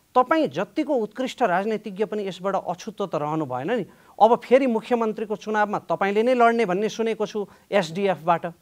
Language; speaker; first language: Nepali; native; Nepali